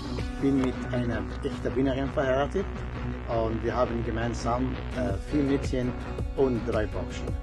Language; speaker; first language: German; non-native, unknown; Arabic